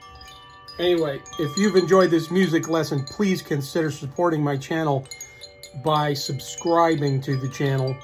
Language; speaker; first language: English; native; English